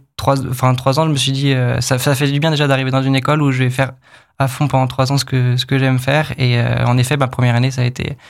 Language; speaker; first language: French; native; French